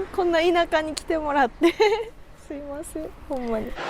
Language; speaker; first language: Japanese; native; Japanese